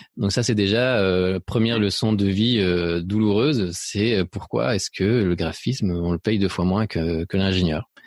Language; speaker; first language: French; early bilingual, other home language; Spanish